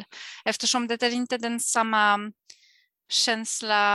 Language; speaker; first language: Swedish; non-native, fluent; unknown